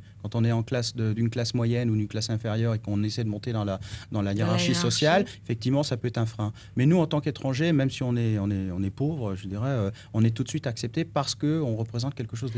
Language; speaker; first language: French; native; French